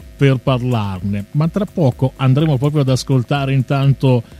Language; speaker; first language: Italian; native; Italian